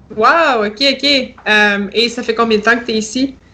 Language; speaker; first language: French; native; French